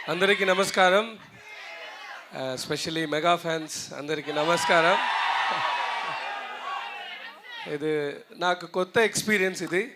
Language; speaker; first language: Telugu; non-native, learner; Tamil